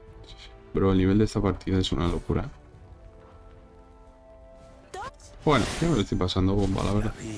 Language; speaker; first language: Spanish; native; Spanish